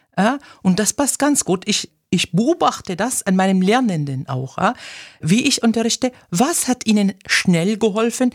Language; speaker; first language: German; non-native, fluent; Arabic